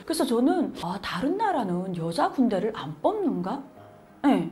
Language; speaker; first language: Korean; native; Korean